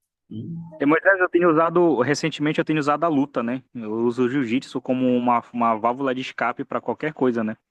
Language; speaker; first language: Portuguese; native; Portuguese